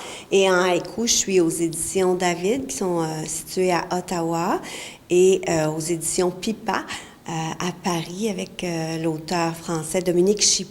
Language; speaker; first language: French; native; French